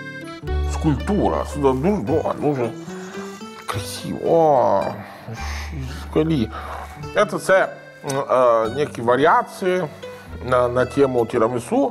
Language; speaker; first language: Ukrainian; non-native, learner; Italian